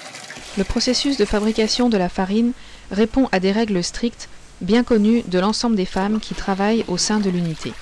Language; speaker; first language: French; native; French